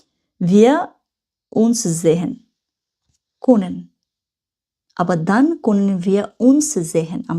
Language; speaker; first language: German; non-native, fluent; Bangla